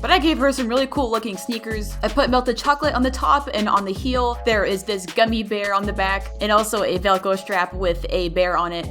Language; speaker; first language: English; native; English